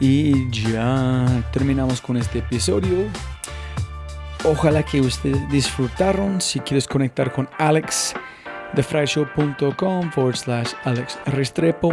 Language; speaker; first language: Spanish; non-native, fluent; English